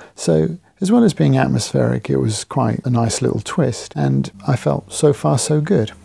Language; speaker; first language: English; native; English